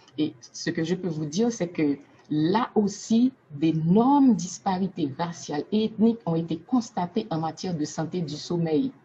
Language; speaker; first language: French; non-native, local second language; Haitian Creole